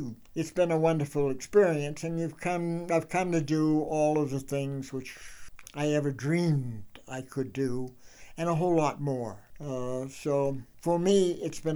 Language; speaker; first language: English; native; English